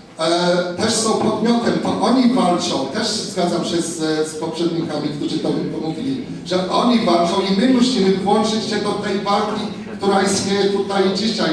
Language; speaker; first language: Polish; non-native, fluent; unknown